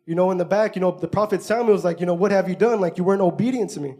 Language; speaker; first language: English; early bilingual, other home language; Spanish